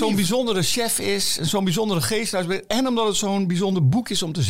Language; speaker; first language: Dutch; native; Dutch